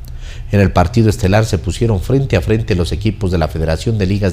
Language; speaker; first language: Spanish; native; Spanish